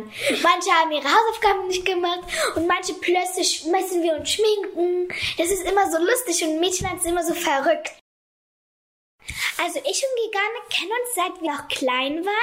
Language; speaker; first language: German; early bilingual, other home language; Kurdish